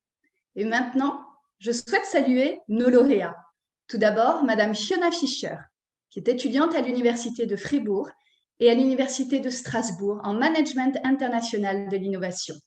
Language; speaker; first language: French; native; French